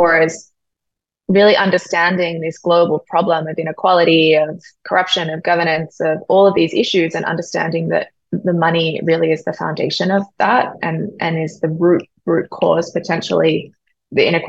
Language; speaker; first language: English; native; English